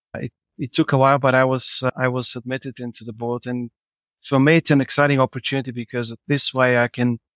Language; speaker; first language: English; non-native, fluent; Bulgarian